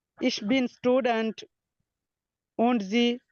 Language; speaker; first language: German; non-native, learner; Bangla